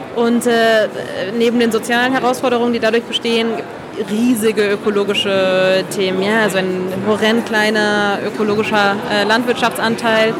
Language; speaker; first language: German; non-native, fluent; Catalan